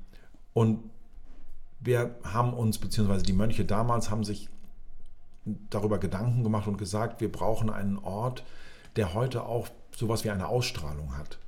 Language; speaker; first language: German; native; German